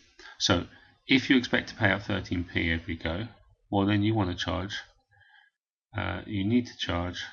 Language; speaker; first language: English; native; English